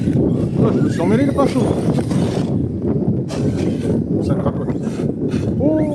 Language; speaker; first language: French; native; French